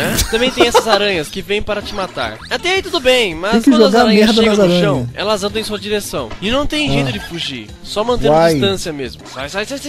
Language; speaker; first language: Portuguese; native; Portuguese